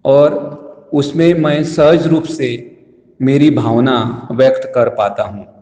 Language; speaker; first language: Hindi; non-native, local second language; Konkani